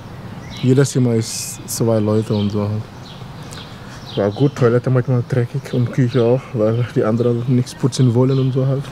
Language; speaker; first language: German; non-native, learner; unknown